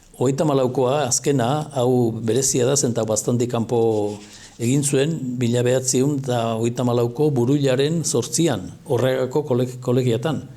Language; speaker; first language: Basque; native; Basque